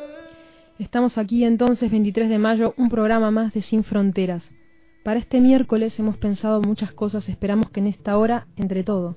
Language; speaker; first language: Spanish; native; Spanish